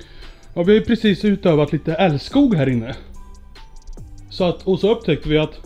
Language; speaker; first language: Swedish; native; Swedish